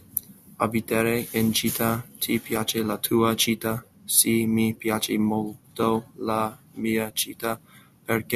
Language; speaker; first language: Italian; non-native, learner; English